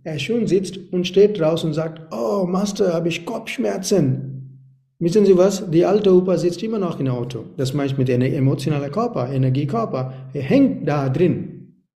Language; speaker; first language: German; non-native, learner; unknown